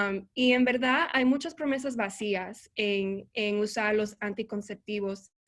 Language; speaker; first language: Spanish; early bilingual, heritage; Spanish